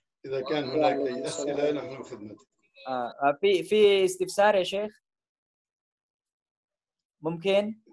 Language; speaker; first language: Arabic; non-native, fluent; Indonesian